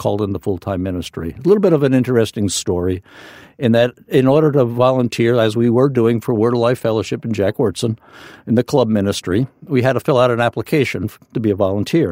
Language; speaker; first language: English; native; English